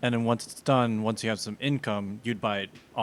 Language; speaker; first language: English; native; English